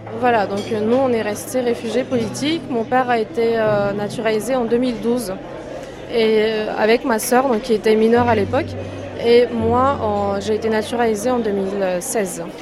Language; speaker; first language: French; non-native, fluent; Uyghur